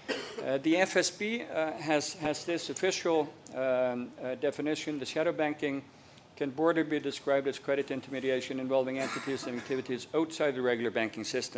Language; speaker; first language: English; non-native, fluent; Norwegian